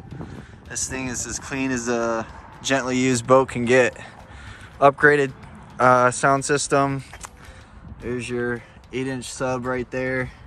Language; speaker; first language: English; native; English